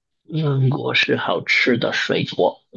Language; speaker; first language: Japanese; non-native, learner; Chinese